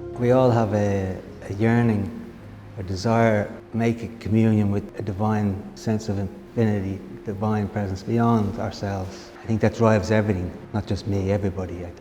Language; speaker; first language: English; native; English